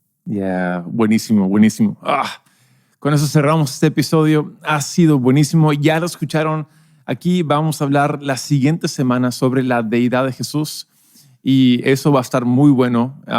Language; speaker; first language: Spanish; non-native, local second language; English